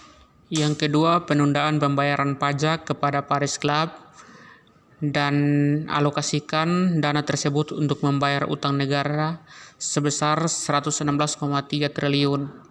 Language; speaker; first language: Indonesian; native; Indonesian